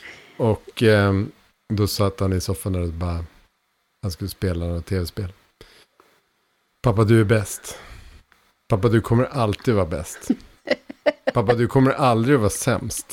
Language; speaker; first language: Swedish; native; Swedish